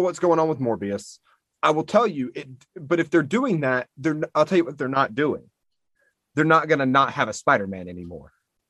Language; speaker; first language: English; native; English